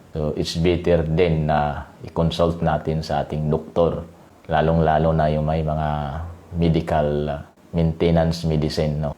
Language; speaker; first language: Filipino; non-native, local second language; Cebuano